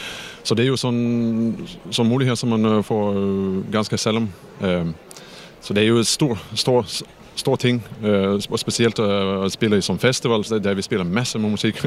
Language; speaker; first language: Danish; non-native, fluent; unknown